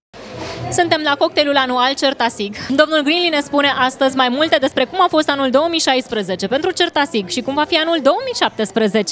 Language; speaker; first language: Romanian; native; Romanian